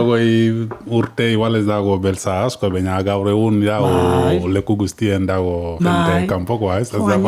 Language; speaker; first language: Basque; non-native, learner; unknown